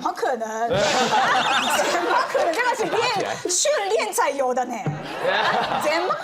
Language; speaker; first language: Chinese; non-native, fluent; Japanese